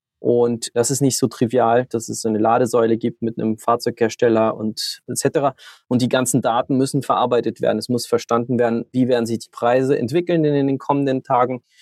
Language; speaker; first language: German; early bilingual, heritage; German